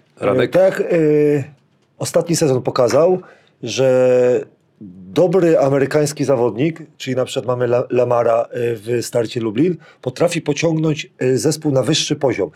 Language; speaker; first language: Polish; native; Polish